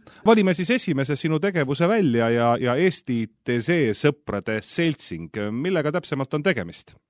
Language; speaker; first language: Estonian; native; Estonian